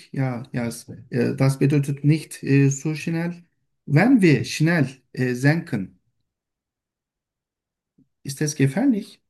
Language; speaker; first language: German; non-native, learner; Turkish